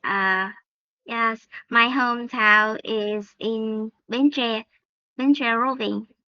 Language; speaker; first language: English; non-native, learner; Vietnamese